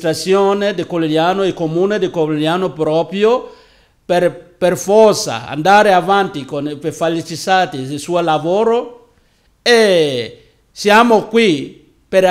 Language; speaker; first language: Italian; non-native, learner; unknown